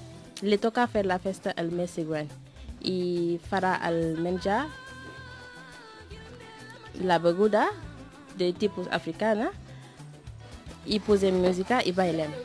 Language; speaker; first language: Catalan; non-native, learner; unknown